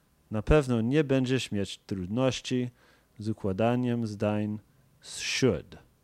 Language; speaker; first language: Polish; non-native, fluent; English